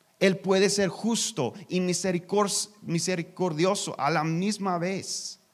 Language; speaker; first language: Spanish; non-native, learner; English